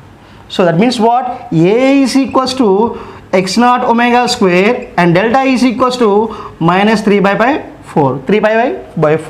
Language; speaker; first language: English; non-native, local second language; Telugu